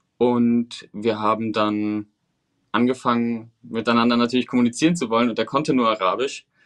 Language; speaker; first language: German; early bilingual, other home language; Spanish